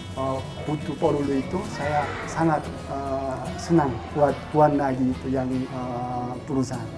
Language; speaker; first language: Indonesian; non-native, learner; Korean